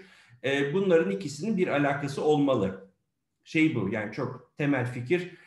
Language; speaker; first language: Turkish; native; Turkish